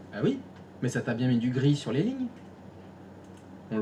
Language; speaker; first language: French; native; French